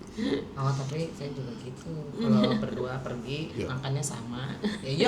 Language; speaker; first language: Indonesian; native; Indonesian